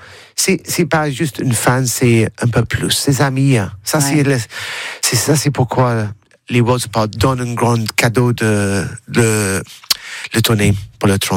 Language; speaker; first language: French; non-native, learner; English